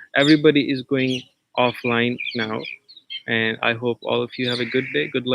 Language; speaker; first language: English; non-native, local second language; Punjabi